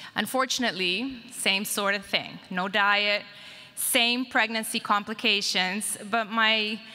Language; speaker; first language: English; native; English